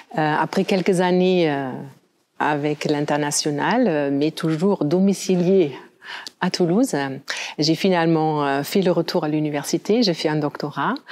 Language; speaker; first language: French; non-native, fluent; German